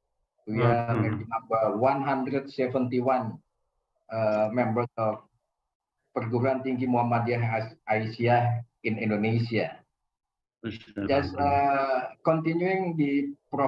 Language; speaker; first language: English; non-native, learner; Indonesian